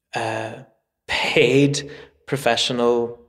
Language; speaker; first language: English; native; English